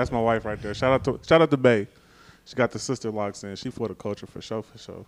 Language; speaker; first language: English; native; English